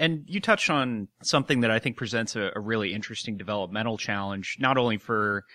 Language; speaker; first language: English; native; English